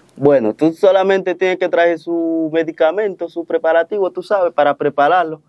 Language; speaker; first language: Spanish; non-native, fluent; Haitian Creole